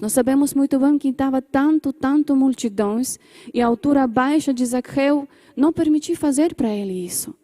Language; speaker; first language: Portuguese; non-native, fluent; Polish